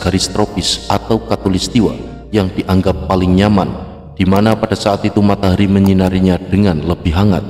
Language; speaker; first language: Indonesian; native; Indonesian